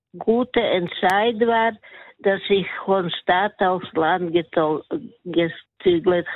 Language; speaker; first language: German; non-native, learner; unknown